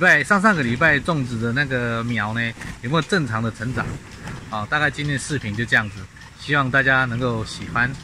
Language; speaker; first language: Chinese; native; Chinese